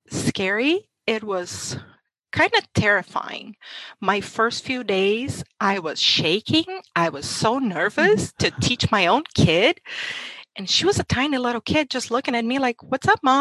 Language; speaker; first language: English; non-native, fluent; Portuguese